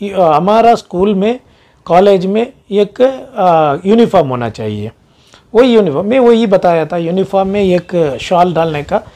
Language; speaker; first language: Hindi; non-native, local second language; Urdu